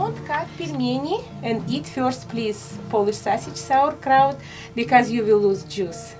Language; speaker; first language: English; non-native, learner; Russian